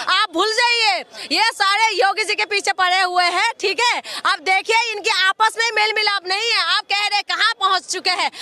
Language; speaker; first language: Hindi; non-native, local second language; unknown